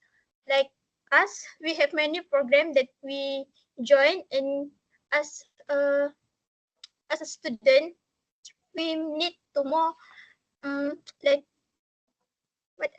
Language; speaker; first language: English; non-native, learner; Malay